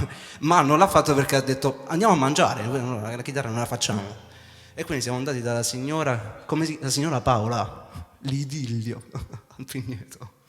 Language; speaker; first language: Italian; native; Italian